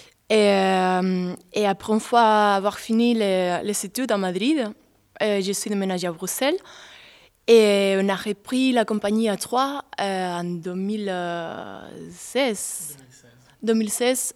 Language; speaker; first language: French; non-native, fluent; Spanish